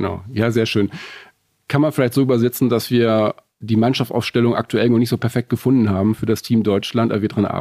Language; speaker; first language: German; native; German